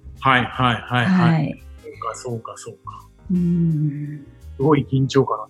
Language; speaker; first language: Japanese; native; Japanese